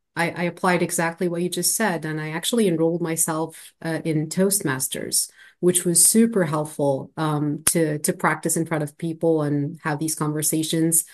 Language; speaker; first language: English; non-native, fluent; Arabic